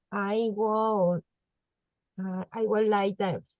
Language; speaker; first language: English; non-native, learner; Spanish